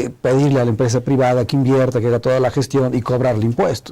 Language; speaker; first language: Spanish; native; Spanish